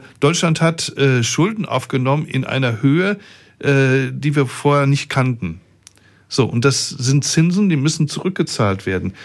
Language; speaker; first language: German; native; German